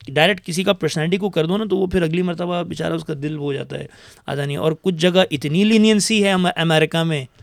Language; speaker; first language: Urdu; native; Urdu